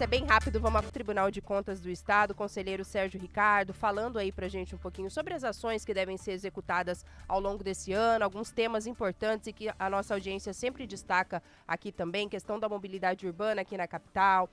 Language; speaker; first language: Portuguese; native; Portuguese